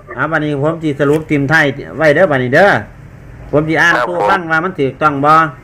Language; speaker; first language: Thai; non-native, local second language; Lao